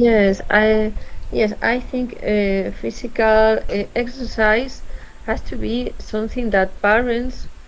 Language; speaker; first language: English; non-native, learner; Spanish